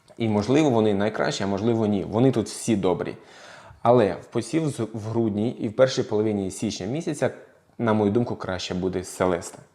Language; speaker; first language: Ukrainian; non-native, local second language; Russian